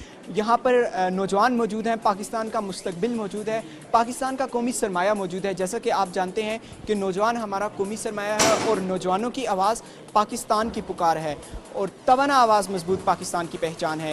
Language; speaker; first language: Urdu; native; Urdu